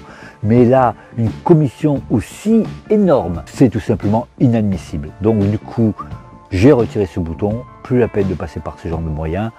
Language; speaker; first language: French; native; French